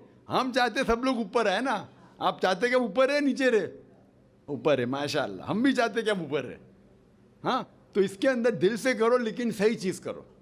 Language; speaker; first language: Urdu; non-native, fluent; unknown